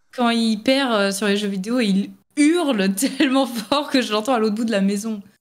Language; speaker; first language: French; native; French